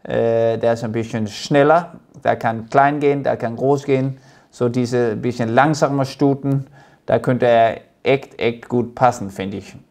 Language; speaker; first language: German; non-native, fluent; Danish